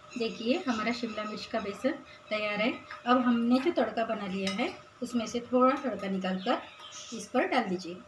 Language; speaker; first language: Hindi; non-native, local second language; Marathi